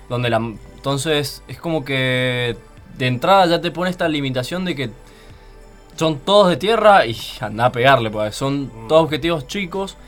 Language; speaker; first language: Spanish; native; Spanish